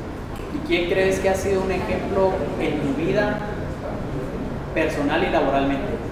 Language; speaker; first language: Spanish; native; Spanish